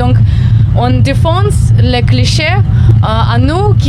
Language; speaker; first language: French; non-native, learner; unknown